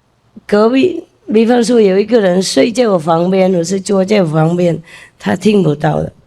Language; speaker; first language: Chinese; non-native, fluent; Vietnamese